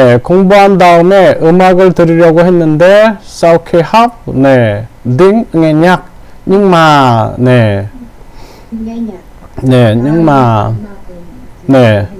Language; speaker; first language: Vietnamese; non-native, learner; Korean